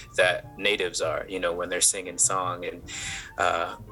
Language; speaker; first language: English; native; English